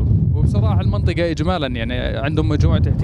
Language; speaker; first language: Arabic; native; Arabic